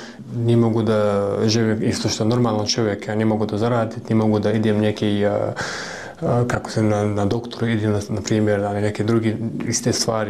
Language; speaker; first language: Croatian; non-native, learner; Chechen